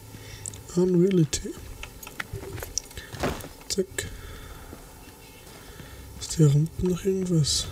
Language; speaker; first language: German; native; German